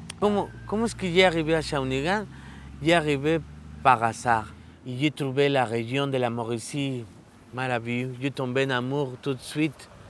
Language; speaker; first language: French; non-native, learner; Spanish